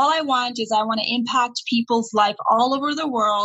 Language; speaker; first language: English; non-native, local second language; Nepali